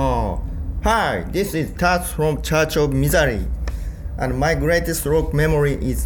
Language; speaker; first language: English; non-native, learner; Japanese